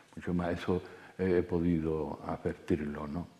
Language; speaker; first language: Spanish; native; Spanish